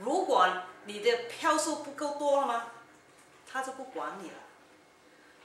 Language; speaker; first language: Chinese; early bilingual, heritage; Cantonese